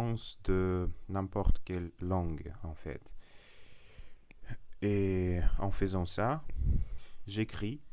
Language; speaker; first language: French; non-native, learner; Russian